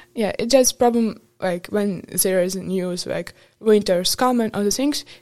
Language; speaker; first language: English; non-native, fluent; Ukrainian